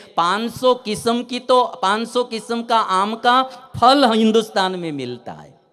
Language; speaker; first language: Hindi; non-native, local second language; Gujarati